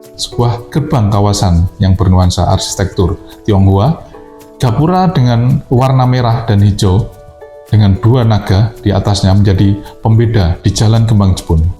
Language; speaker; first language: Indonesian; native; Indonesian